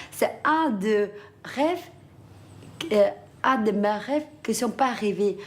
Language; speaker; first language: French; non-native, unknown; Vietnamese